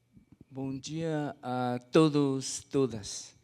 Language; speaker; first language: Portuguese; non-native, fluent; Chinese